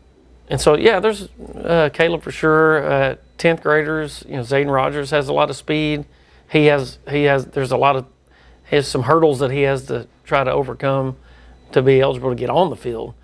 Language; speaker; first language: English; native; English